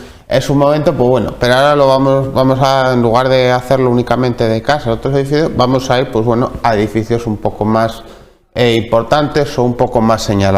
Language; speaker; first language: Spanish; native; Spanish